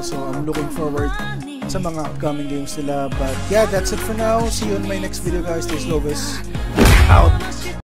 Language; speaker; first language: English; non-native, local second language; Filipino